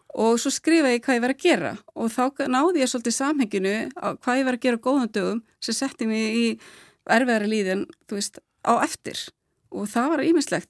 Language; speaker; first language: Icelandic; native; Icelandic